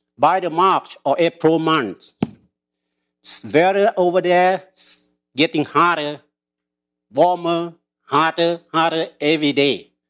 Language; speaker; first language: English; early bilingual, other home language; Lao